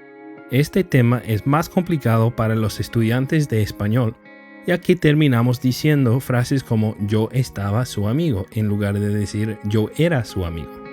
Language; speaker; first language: Spanish; non-native, fluent; English